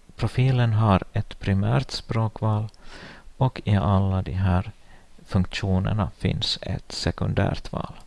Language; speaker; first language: Swedish; native; Swedish